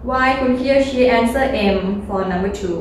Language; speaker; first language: English; non-native, learner; Thai